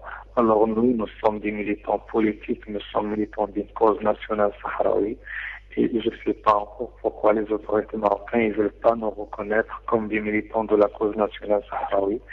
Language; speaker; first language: French; non-native, local second language; Arabic